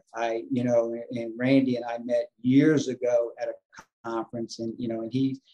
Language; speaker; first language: English; native; English